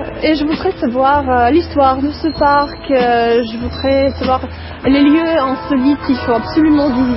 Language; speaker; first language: French; non-native, fluent; Russian